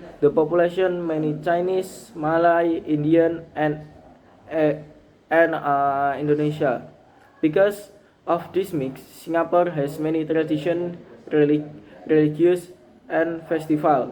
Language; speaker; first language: English; non-native, learner; Indonesian